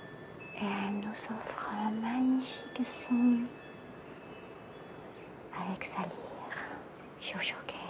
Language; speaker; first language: French; native; French